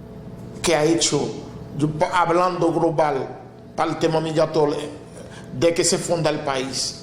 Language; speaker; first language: Spanish; non-native, fluent; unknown